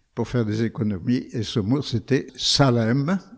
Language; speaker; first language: French; native; French